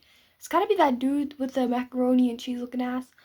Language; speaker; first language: English; native; English